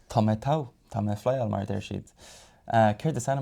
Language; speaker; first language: Irish; non-native, local second language; English